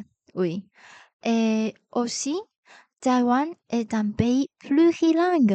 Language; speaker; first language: French; non-native, fluent; Chinese